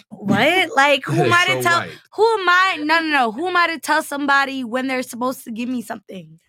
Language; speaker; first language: English; native; English